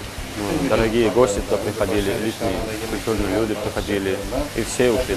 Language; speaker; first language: Russian; non-native, learner; Turkish